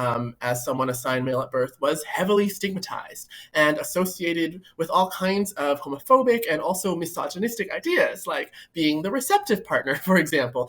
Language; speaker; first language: English; native; English